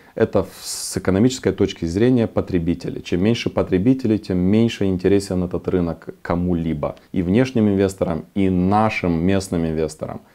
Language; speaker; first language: Russian; non-native, local second language; Romanian